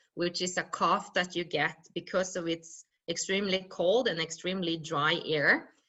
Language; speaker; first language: English; non-native, fluent; Norwegian